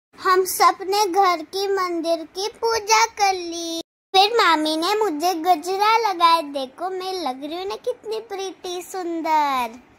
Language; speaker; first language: Hindi; non-native, local second language; Telugu